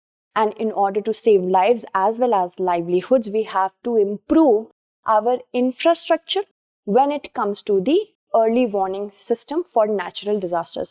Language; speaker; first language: English; non-native, local second language; Hindi